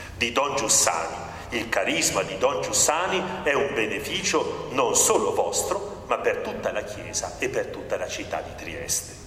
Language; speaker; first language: Italian; native; Italian